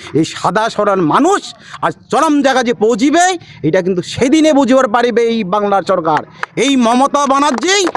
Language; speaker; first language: Bangla; non-native, local second language; Rangpuri